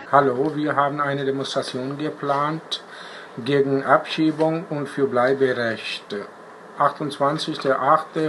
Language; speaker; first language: German; non-native, learner; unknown